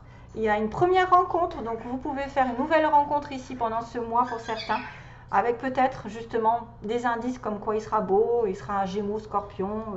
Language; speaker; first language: French; native; French